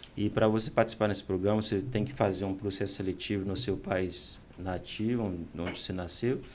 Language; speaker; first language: Portuguese; non-native, fluent; Haitian Creole